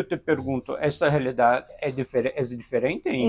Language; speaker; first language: Spanish; non-native, learner; Portuguese